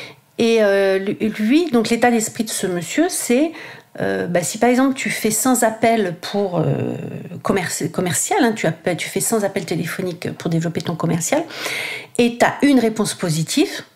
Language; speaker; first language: French; native; French